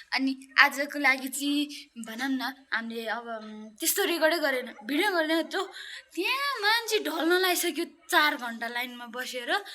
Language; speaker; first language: Nepali; non-native, local second language; Eastern Tamang